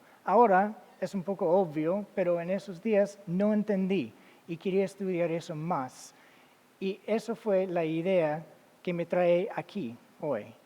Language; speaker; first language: Spanish; non-native, fluent; English